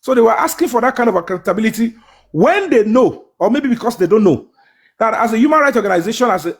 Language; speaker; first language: English; non-native, local second language; Yoruba